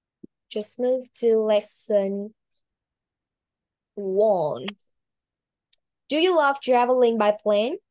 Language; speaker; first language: English; non-native, learner; Vietnamese